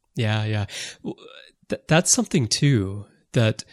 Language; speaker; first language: English; native; English